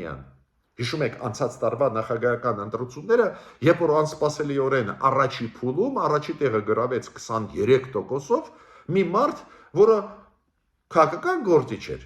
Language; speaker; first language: Armenian; native; Armenian